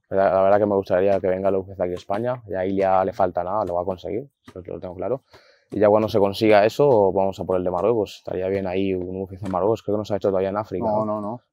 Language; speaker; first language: Spanish; early bilingual, other home language; Arabic